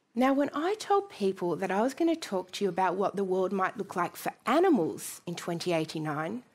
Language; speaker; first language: English; native; English